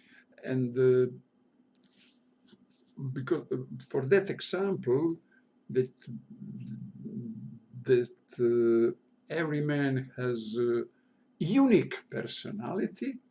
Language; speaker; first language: English; non-native, learner; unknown